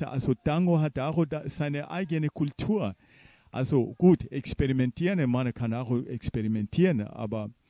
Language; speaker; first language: German; non-native, fluent; Portuguese